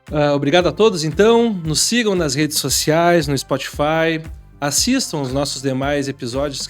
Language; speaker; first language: Portuguese; native; Portuguese